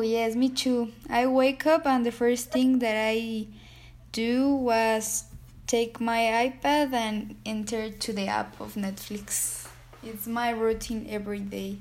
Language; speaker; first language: English; non-native, learner; Spanish